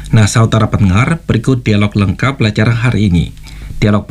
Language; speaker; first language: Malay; non-native, fluent; Chinese